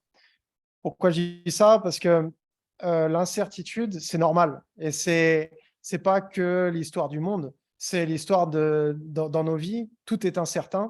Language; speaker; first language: French; native; French